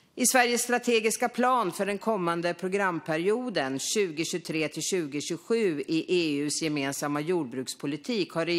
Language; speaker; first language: Swedish; native; Swedish